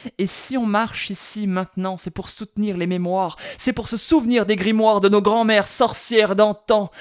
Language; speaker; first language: French; native; French